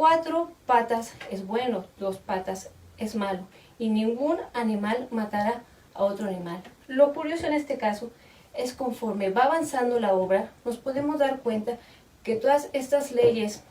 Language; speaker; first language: Spanish; native; Spanish